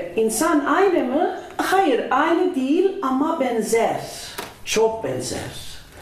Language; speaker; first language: Turkish; non-native, learner; Greek